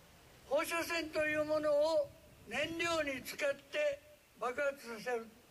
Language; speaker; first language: Japanese; native; Japanese